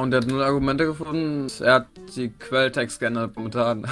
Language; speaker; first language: German; native; German